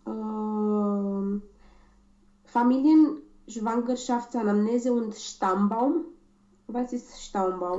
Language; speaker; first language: German; non-native, learner; Romanian